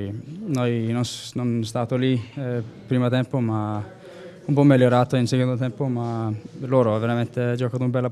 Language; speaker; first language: Italian; non-native, learner; Icelandic